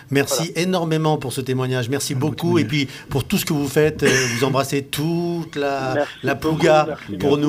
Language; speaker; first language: French; native; French